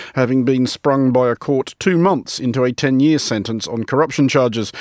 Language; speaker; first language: English; native; English